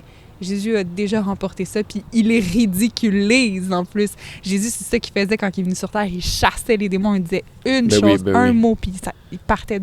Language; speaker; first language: French; native; French